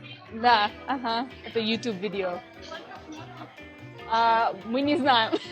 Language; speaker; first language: Russian; non-native, learner; English